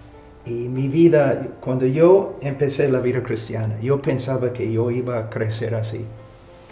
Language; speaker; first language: Spanish; non-native, fluent; English